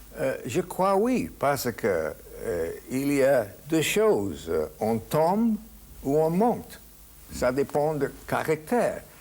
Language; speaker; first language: French; non-native, fluent; English